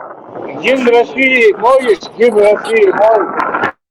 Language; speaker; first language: Russian; non-native, local second language; Chechen